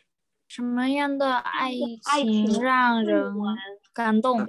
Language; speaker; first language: Chinese; non-native, learner; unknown